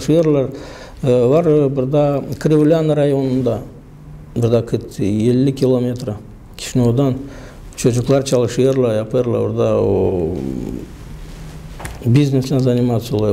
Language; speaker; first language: Turkish; non-native, learner; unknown